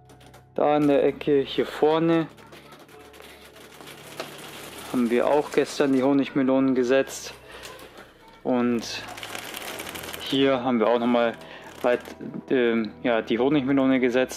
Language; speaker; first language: German; native; German